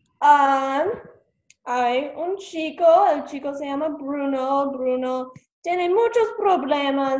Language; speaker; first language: Spanish; non-native, learner; English